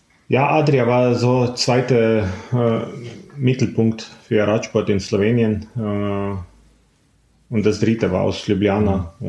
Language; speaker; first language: German; non-native, fluent; Slovenian